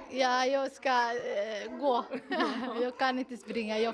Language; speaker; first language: Swedish; non-native, learner; Somali